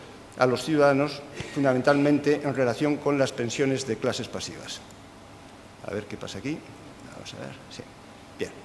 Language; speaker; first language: Spanish; native; Spanish